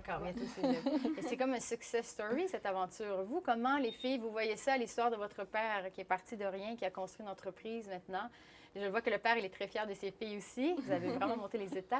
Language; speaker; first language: French; native; French